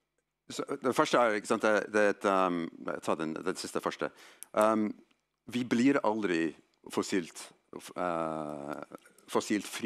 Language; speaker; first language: Norwegian; non-native, fluent; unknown